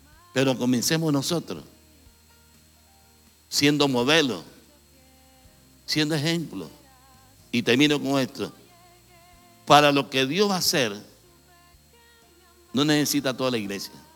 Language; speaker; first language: Spanish; native; Spanish